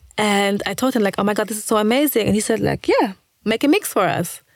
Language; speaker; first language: English; early bilingual, other home language; German